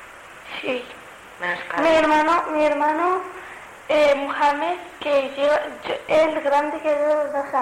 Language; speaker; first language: Spanish; non-native, learner; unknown